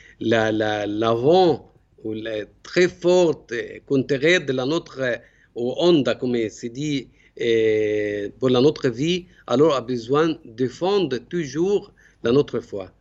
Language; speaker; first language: French; non-native, learner; Arabic